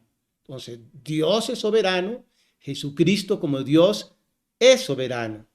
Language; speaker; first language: Spanish; native; Spanish